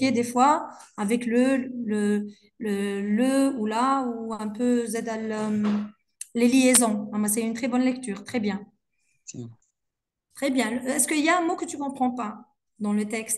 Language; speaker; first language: French; non-native, local second language; Arabic